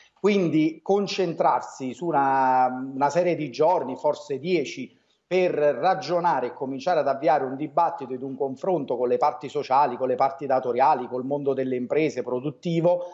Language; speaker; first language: Italian; native; Italian